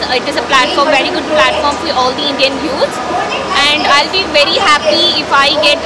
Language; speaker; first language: English; non-native, local second language; Tamil